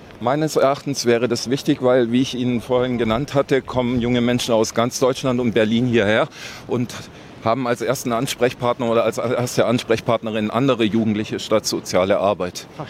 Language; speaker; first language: German; native; German